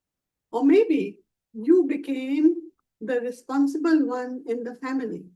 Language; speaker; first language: English; non-native, local second language; Hindi